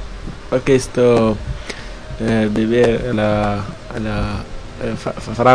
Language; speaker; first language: Spanish; non-native, learner; Arabic